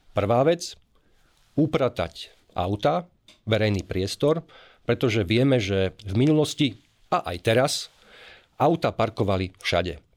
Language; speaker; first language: Slovak; native; Slovak